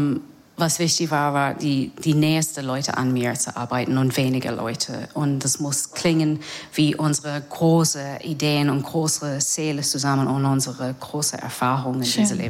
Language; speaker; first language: German; non-native, fluent; English